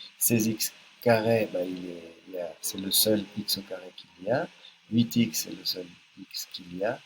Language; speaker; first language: French; native; French